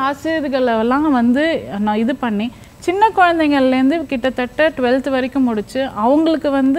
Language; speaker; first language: Tamil; native; Tamil